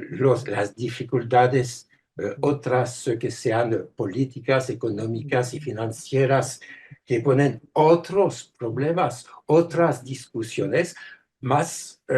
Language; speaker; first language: Spanish; non-native, fluent; French